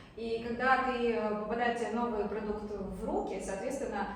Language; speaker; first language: Russian; native; Russian